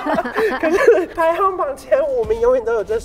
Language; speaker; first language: Chinese; native; Chinese